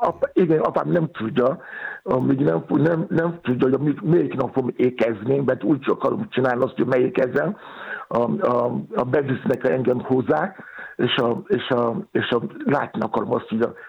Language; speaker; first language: Hungarian; non-native, fluent; Yoruba